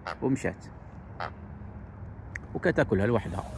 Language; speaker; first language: Arabic; native; Arabic